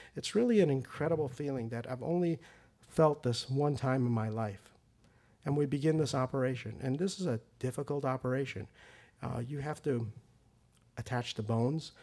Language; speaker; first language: English; early bilingual, other home language; Persian